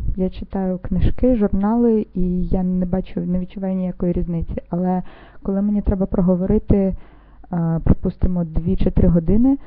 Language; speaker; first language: Ukrainian; non-native, local second language; Russian